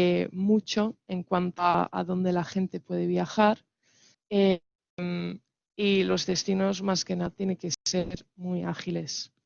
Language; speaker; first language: Spanish; non-native, fluent; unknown